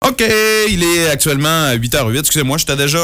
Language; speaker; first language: French; native; French